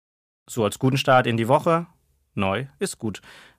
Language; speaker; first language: German; native; German